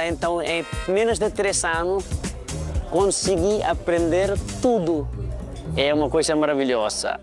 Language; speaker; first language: Portuguese; non-native, fluent; Nepali